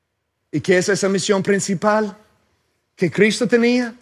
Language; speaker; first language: Spanish; non-native, fluent; English